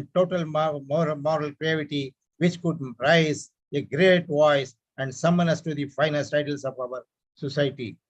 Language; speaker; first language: English; non-native, local second language; Urdu